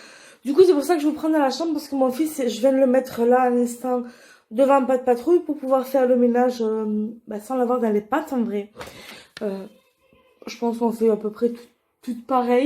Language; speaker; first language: French; native; French